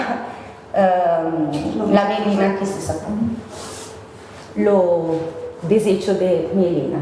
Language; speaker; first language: Spanish; non-native, fluent; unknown